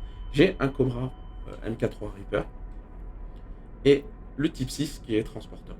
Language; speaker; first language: French; native; French